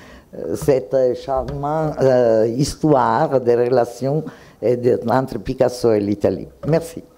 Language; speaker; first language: French; non-native, fluent; Italian